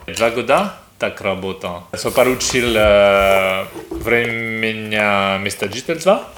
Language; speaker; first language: Russian; non-native, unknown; French